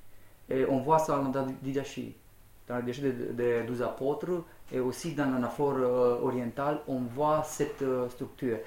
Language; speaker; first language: French; non-native, fluent; Romanian